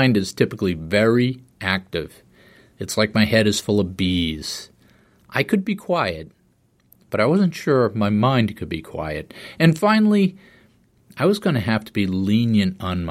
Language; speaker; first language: English; native; English